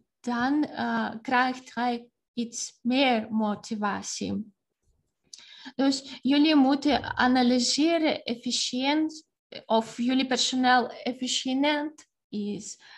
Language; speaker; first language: Dutch; non-native, fluent; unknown